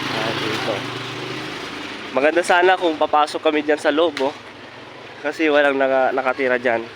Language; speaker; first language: Filipino; native; Filipino